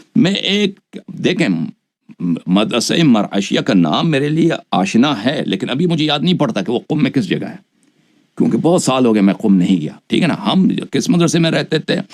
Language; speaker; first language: Urdu; non-native, fluent; Persian